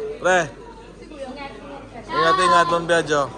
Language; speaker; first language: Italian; non-native, local second language; Filipino